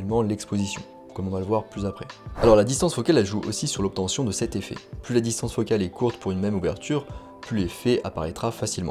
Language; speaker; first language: French; native; French